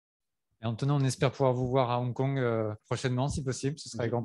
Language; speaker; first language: French; native; French